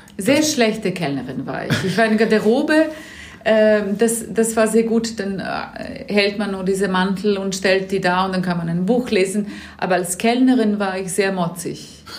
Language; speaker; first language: German; non-native, fluent; Serbian